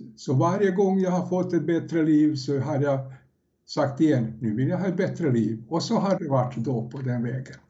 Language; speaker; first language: Swedish; non-native, fluent; Serbian